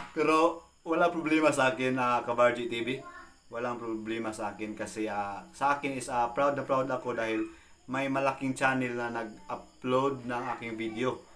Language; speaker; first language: Filipino; non-native, local second language; Cebuano